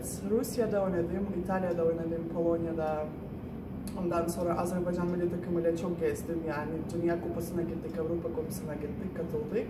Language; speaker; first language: Turkish; non-native, fluent; Russian